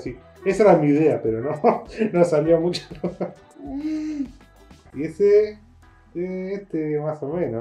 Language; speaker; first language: Spanish; native; Spanish